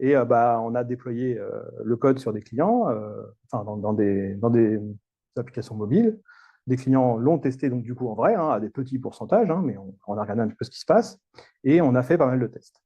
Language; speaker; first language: French; native; French